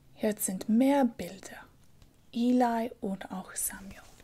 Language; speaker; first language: German; non-native, learner; English